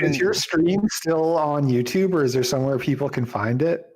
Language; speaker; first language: English; native; English